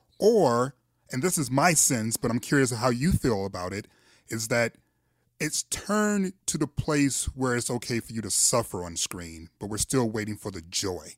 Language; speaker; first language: English; native; English